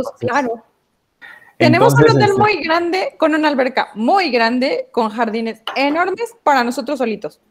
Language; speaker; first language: Spanish; native; Spanish